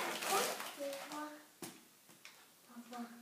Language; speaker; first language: French; early bilingual, other home language; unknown